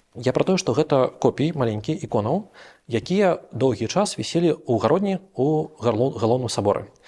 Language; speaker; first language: Belarusian; non-native, local second language; Russian